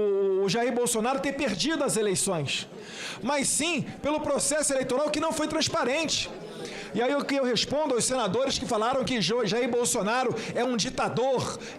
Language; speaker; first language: Portuguese; native; Portuguese